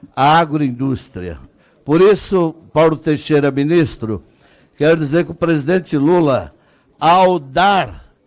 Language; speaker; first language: Portuguese; native; Portuguese